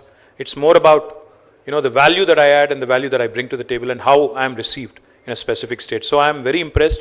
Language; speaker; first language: English; non-native, local second language; Telugu